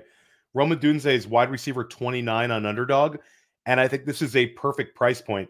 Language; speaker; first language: English; native; English